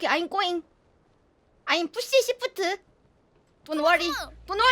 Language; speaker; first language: English; non-native, learner; Korean